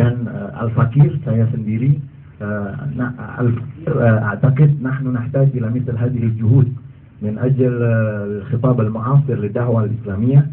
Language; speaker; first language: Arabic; non-native, fluent; Indonesian